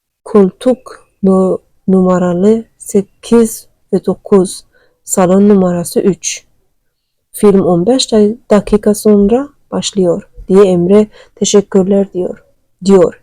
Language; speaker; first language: Turkish; non-native, learner; Turkmen